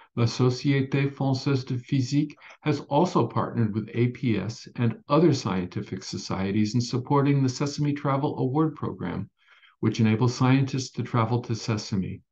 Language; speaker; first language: English; native; English